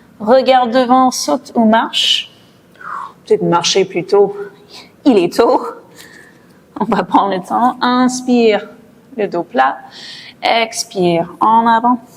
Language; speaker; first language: French; non-native, fluent; English